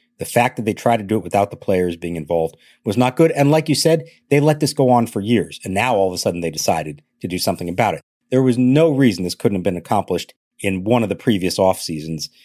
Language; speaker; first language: English; native; English